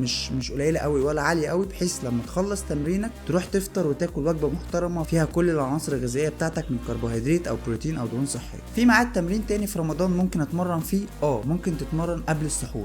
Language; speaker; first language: Arabic; native; Arabic